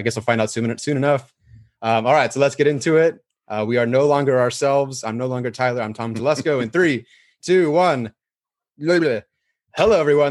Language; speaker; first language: English; native; English